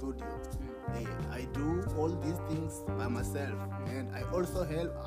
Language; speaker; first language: English; non-native, local second language; Venda